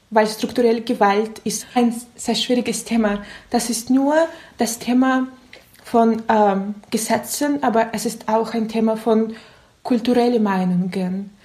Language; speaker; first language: German; non-native, learner; Russian